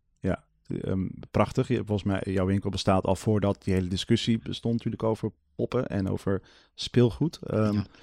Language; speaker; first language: Dutch; native; Dutch